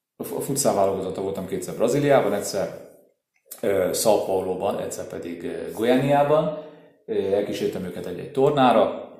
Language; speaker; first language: Hungarian; native; Hungarian